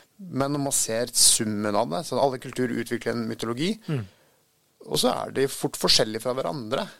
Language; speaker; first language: Norwegian; early bilingual, other home language; Swedish